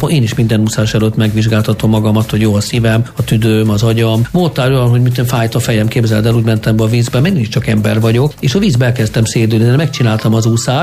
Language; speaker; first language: Hungarian; native; Hungarian